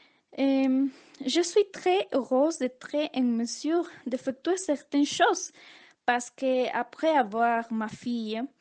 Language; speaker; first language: French; non-native, learner; Spanish